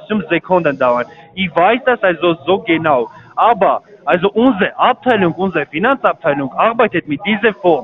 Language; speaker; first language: German; non-native, learner; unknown